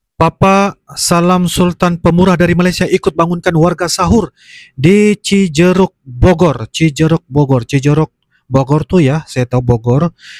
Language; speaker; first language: Malay; native; Malay